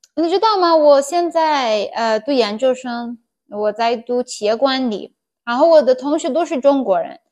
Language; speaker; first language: Chinese; non-native, fluent; Persian